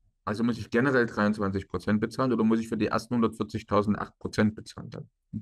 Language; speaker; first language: German; native; German